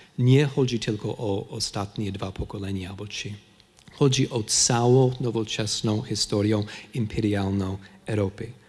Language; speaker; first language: Polish; non-native, fluent; English